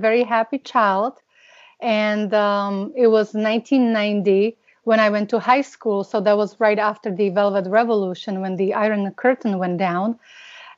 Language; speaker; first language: English; non-native, fluent; Slovak